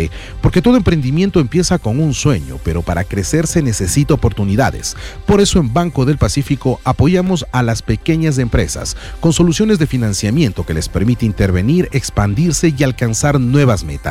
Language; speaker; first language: Spanish; native; Spanish